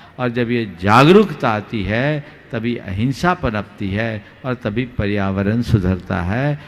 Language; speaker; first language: Hindi; native; Hindi